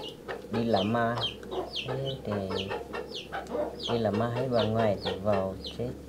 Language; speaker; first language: Vietnamese; non-native, local second language; Hmong